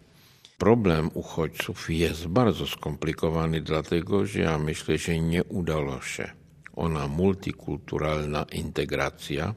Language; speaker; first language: Polish; non-native, learner; Czech